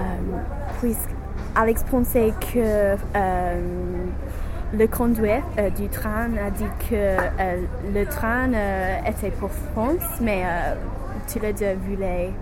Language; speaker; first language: French; non-native, learner; English